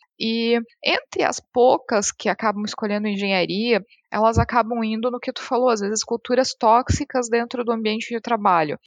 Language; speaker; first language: Portuguese; native; Portuguese